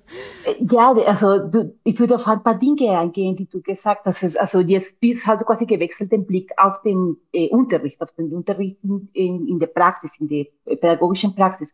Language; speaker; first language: German; non-native, fluent; Spanish